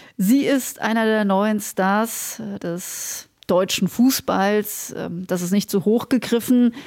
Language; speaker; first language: German; native; German